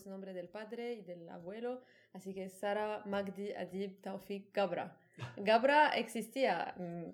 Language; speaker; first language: Spanish; non-native, learner; Arabic